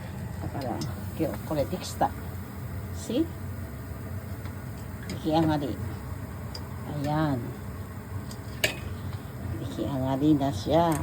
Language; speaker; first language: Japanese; non-native, learner; Filipino